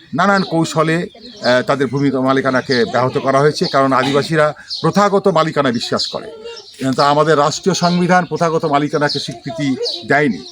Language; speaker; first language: Bangla; native; Bangla